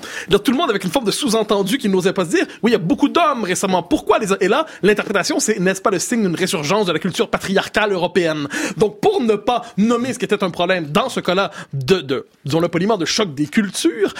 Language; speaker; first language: French; native; French